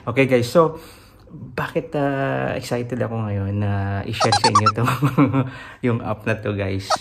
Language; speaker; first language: Filipino; non-native, local second language; Hiligaynon